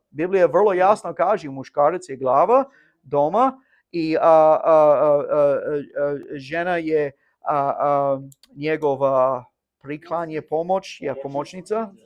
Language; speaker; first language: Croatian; non-native, learner; English